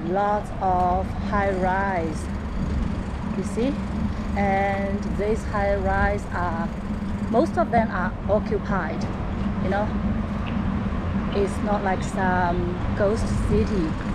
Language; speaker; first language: English; non-native, fluent; Chinese